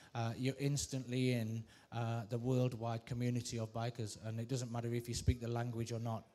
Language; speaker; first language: English; native; English